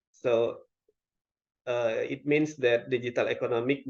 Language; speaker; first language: English; non-native, local second language; Indonesian